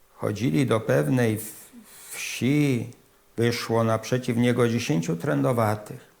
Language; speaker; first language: Polish; native; Polish